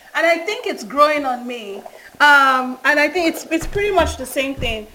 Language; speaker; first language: English; non-native, local second language; Yoruba